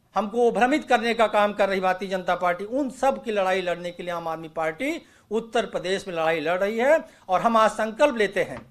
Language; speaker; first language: Hindi; native; Hindi